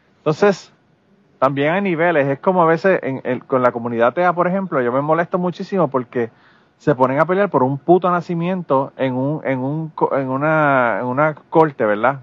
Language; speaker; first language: Spanish; native; Spanish